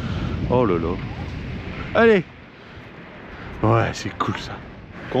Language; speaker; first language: French; native; French